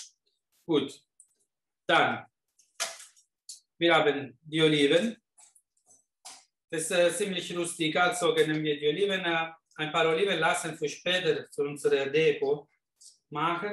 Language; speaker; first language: German; non-native, fluent; Italian